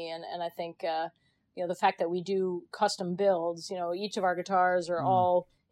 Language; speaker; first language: English; native; English